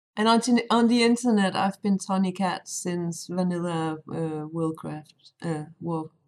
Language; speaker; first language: English; non-native, fluent; Danish